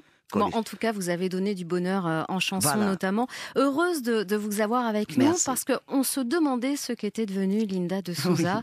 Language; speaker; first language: French; native; French